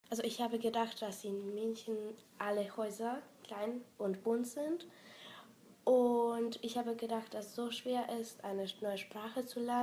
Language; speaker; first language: German; non-native, learner; Serbian